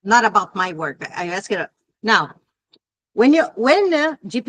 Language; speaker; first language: English; non-native, fluent; Portuguese